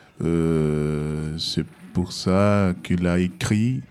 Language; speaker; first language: French; non-native, learner; Portuguese